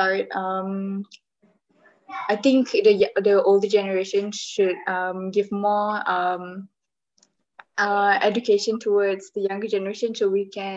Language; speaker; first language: English; non-native, local second language; Malay